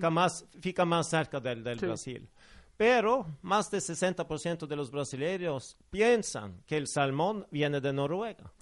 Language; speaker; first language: Spanish; non-native, fluent; Norwegian